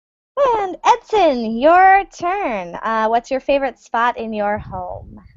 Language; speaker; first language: English; native; English